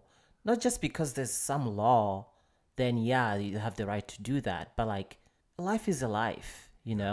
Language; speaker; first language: English; non-native, local second language; Nyanja